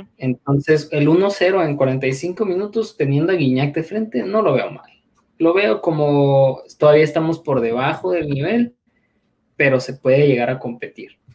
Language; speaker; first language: Spanish; native; Spanish